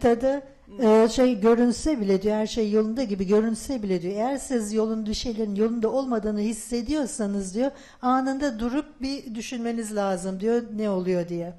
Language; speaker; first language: Turkish; native; Turkish